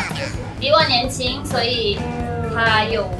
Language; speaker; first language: Chinese; non-native, learner; Thai